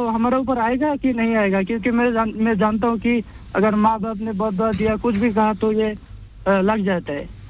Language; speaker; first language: Hindi; non-native, fluent; Bangla